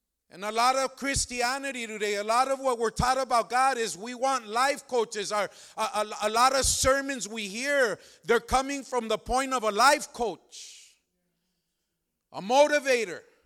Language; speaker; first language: English; early bilingual, other home language; Spanish